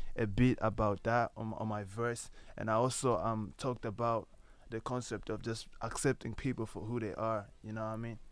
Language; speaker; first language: English; non-native, local second language; Nyanja